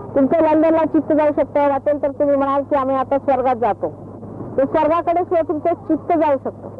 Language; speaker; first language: Marathi; native; Marathi